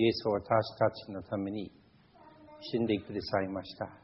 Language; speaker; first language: Japanese; non-native, fluent; English